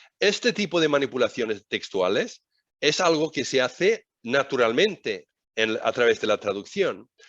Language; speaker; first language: Spanish; non-native, fluent; Swedish